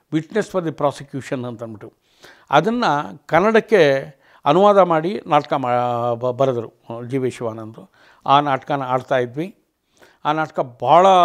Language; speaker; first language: Kannada; native; Kannada